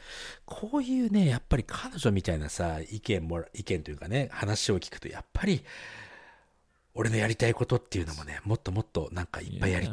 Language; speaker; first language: Japanese; native; Japanese